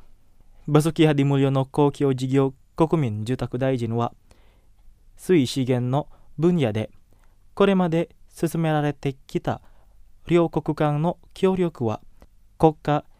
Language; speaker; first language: Japanese; non-native, fluent; Indonesian